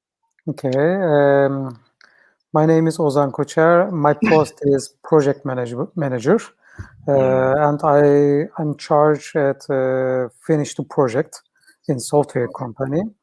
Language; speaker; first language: English; non-native, learner; Turkish